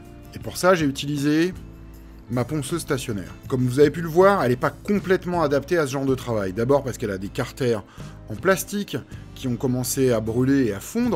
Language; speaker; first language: French; native; French